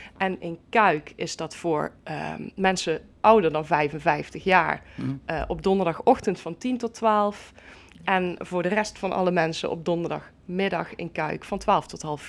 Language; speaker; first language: Dutch; native; Dutch